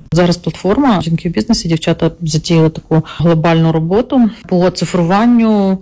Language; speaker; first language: Ukrainian; non-native, local second language; Russian